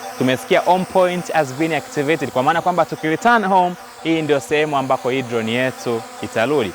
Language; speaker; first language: Swahili; native; Swahili